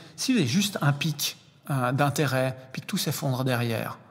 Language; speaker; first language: French; native; French